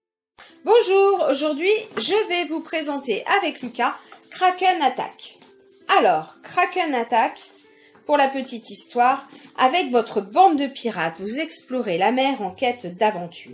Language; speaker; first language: French; native; French